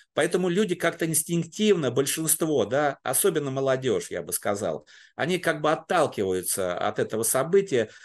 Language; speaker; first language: Russian; native; Russian